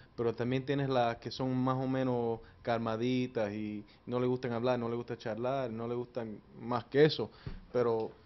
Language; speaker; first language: Spanish; early bilingual, heritage; Spanish